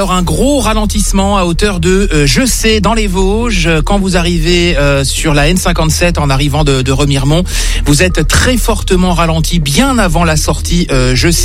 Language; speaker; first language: French; native; French